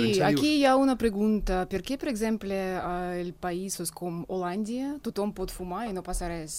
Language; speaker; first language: Catalan; non-native, fluent; Russian